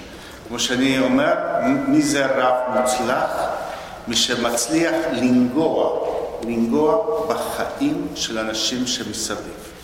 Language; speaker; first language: Hebrew; non-native, fluent; Spanish